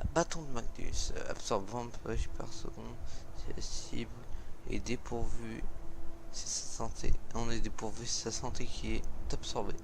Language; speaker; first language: French; native; French